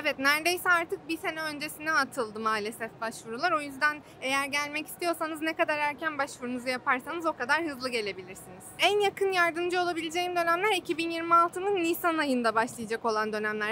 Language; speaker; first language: Turkish; native; Turkish